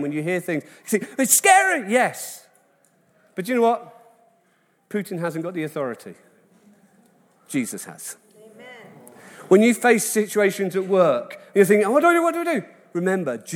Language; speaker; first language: English; native; English